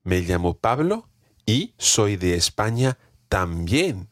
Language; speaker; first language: Spanish; non-native, fluent; English